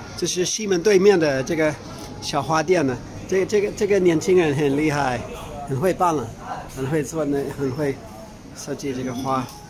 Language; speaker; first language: Chinese; non-native, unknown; English